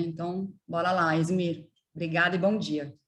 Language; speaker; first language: Portuguese; native; Portuguese